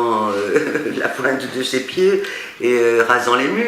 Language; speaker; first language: French; native; French